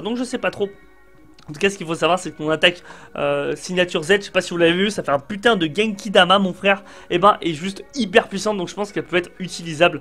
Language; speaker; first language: French; native; French